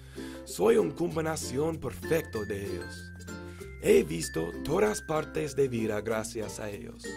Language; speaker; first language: Spanish; non-native, learner; English